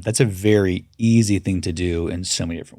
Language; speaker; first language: English; native; English